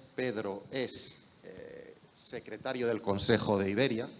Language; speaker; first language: Spanish; native; Spanish